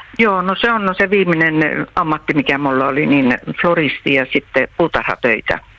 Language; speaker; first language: Finnish; native; Finnish